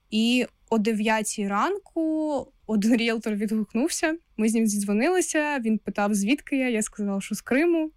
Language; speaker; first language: Ukrainian; non-native, local second language; Russian